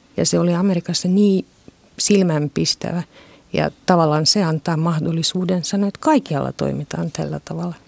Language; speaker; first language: Finnish; non-native, fluent; Russian